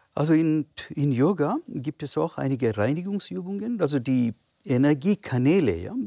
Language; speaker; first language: German; non-native, fluent; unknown